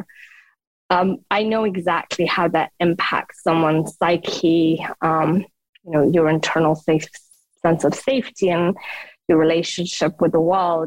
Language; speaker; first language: English; non-native, fluent; Persian